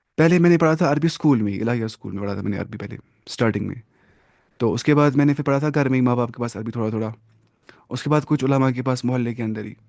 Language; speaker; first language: Urdu; non-native, local second language; Kashmiri